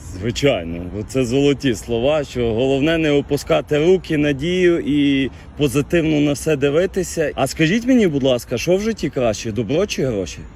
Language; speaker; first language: Ukrainian; native; Ukrainian